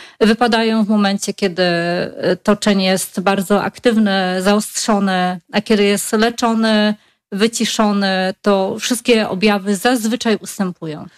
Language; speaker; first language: Polish; native; Polish